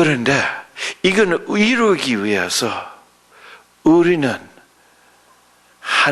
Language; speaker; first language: Korean; early bilingual, other home language; English